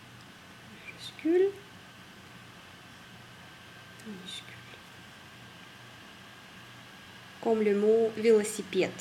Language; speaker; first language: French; non-native, fluent; Russian